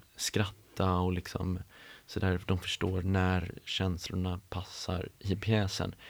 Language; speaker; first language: Swedish; native; Swedish